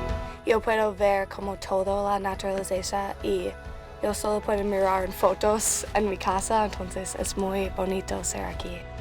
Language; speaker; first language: Spanish; non-native, learner; English